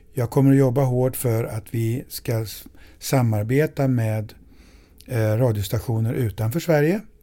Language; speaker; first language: Swedish; native; Swedish